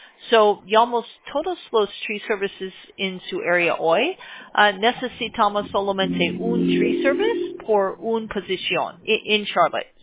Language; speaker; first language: Spanish; non-native, learner; English